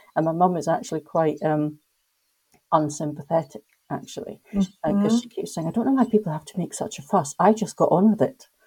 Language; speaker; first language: English; native; English